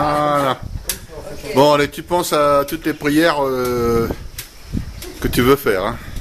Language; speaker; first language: French; native; French